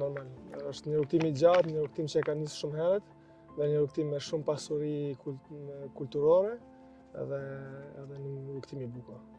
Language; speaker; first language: Albanian; early bilingual, heritage; Albanian